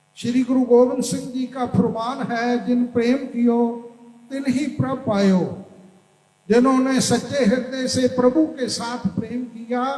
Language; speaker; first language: Hindi; non-native, local second language; Punjabi